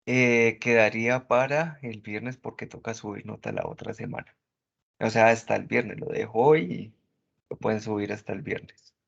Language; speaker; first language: Spanish; native; Spanish